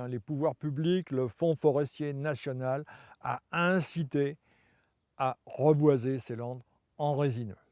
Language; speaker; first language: French; native; French